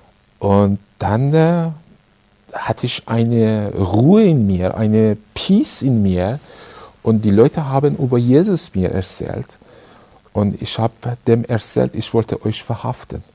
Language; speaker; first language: German; non-native, learner; Persian